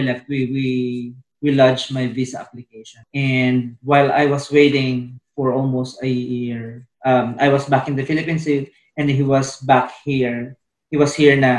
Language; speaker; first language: English; non-native, local second language; Bikol